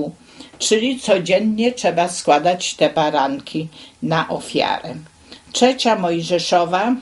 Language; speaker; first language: Polish; native; Polish